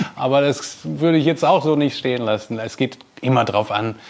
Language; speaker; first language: German; native; German